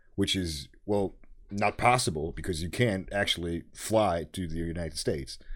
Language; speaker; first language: English; non-native, fluent; German